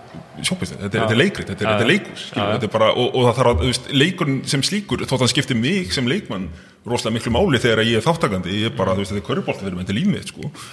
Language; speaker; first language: Icelandic; early bilingual, other home language; Russian